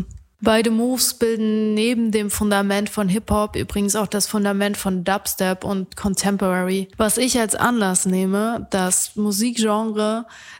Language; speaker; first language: German; native; German